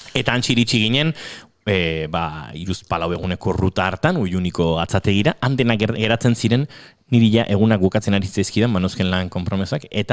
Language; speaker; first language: Basque; native; Basque